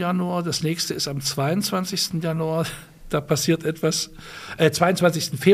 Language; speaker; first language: German; native; German